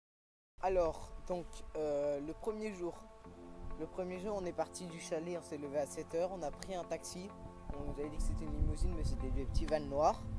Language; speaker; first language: French; native; French